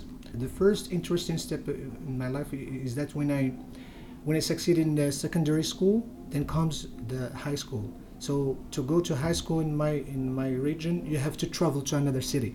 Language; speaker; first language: English; non-native, fluent; Berber languages